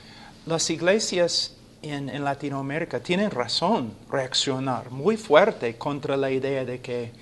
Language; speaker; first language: Spanish; non-native, fluent; English